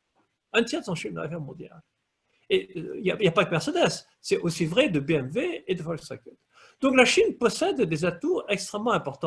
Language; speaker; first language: French; native; French